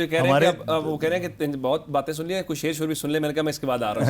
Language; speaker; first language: Urdu; native; Urdu